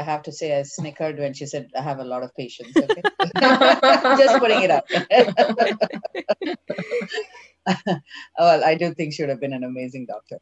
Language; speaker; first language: English; non-native, local second language; Tamil